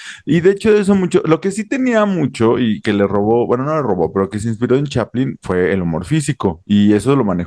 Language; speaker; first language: Spanish; native; Spanish